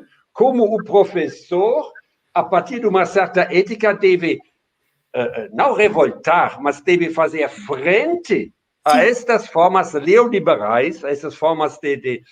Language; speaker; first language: Portuguese; non-native, fluent; German